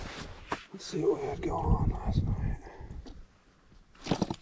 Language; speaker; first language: English; native; English